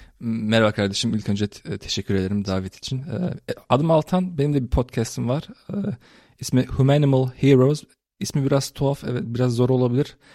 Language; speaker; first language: Turkish; early bilingual, heritage; Turkish